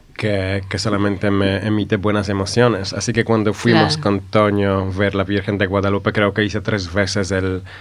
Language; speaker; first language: Spanish; non-native, fluent; Polish